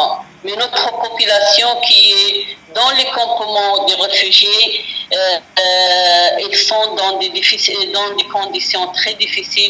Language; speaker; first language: French; non-native, local second language; Arabic